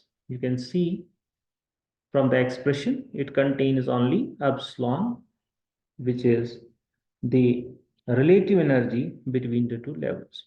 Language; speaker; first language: English; non-native, local second language; Kashmiri